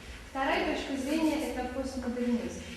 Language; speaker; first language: Russian; native; Russian